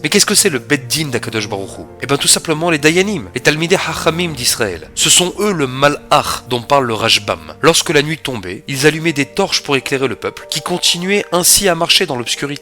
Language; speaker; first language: French; native; French